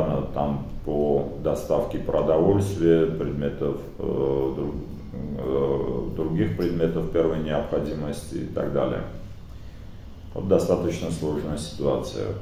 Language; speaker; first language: Russian; non-native, fluent; Armenian